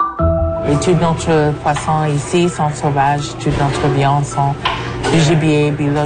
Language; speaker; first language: French; non-native, fluent; English